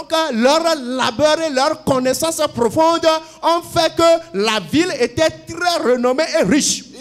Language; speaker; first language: French; non-native, local second language; Ewe